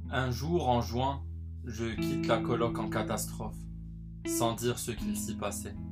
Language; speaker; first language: French; non-native, local second language; Arabic